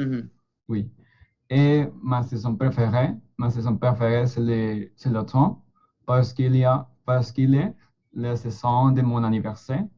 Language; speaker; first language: French; non-native, learner; Spanish